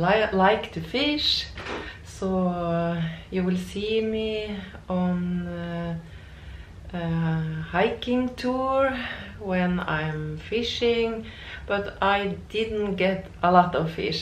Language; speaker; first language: English; non-native, learner; Norwegian